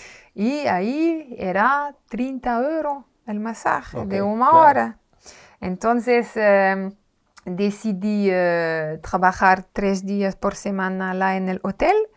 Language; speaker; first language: Spanish; non-native, learner; French